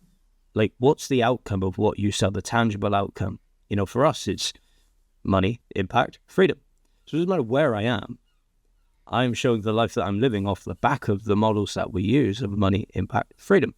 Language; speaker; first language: English; native; English